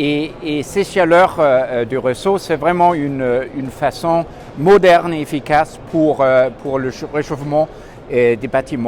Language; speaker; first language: French; non-native, fluent; Danish